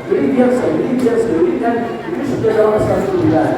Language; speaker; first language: Indonesian; non-native, learner; Arabic